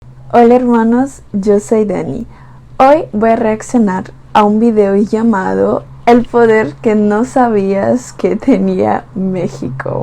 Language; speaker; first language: Spanish; non-native, fluent; Portuguese